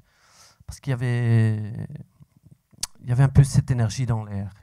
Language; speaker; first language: French; non-native, local second language; Dutch